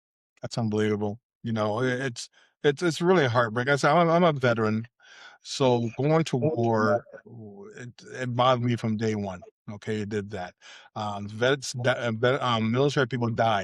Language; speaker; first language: English; native; English